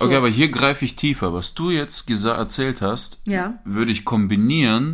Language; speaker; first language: German; native; German